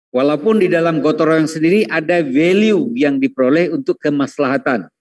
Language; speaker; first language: Indonesian; non-native, local second language; Minangkabau